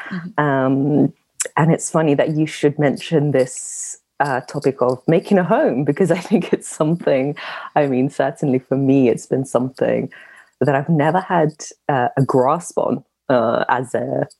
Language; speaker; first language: English; native; English